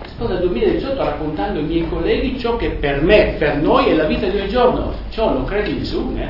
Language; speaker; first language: Italian; non-native, local second language; Friulian